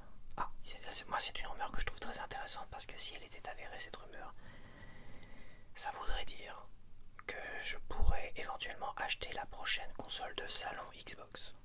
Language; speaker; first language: French; native; French